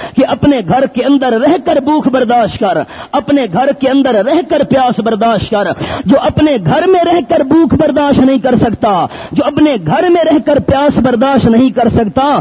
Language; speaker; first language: Urdu; non-native, local second language; Pashto